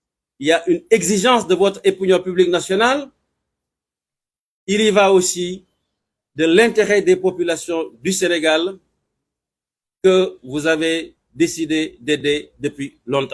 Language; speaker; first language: French; non-native, local second language; Wolof